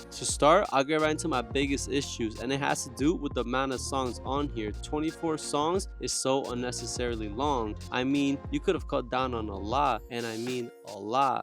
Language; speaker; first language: English; native; English